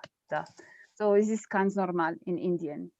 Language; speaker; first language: German; non-native, learner; Spanish